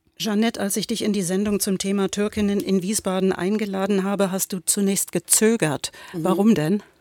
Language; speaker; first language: German; native; German